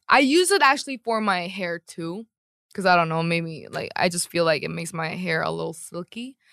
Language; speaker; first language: English; non-native, fluent; Korean